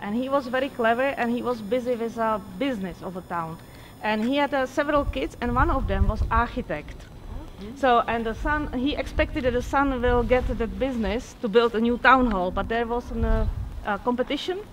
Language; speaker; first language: English; non-native, fluent; Czech